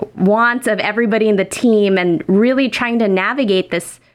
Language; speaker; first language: English; non-native, local second language; Filipino